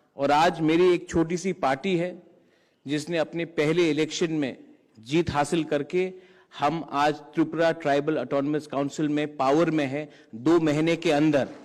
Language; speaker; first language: Hindi; non-native, local second language; Kok Borok